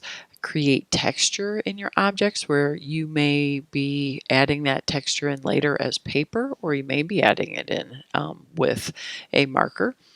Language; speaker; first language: English; native; English